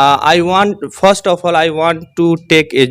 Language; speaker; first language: English; non-native, learner; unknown